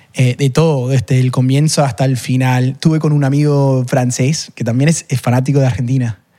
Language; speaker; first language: Spanish; non-native, fluent; English